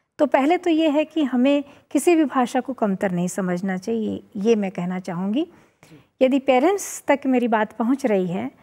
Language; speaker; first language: Hindi; native; Hindi